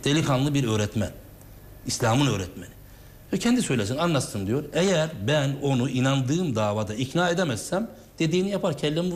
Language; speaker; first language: Turkish; native; Turkish